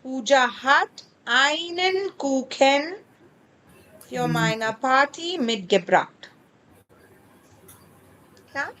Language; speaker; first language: German; non-native, fluent; Kannada